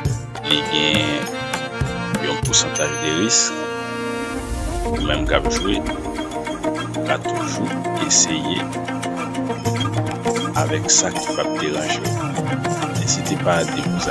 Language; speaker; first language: French; non-native, local second language; Haitian Creole